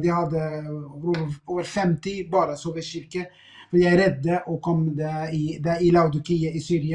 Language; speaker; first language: Swedish; non-native, fluent; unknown